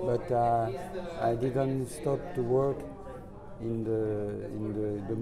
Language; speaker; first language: English; non-native, learner; French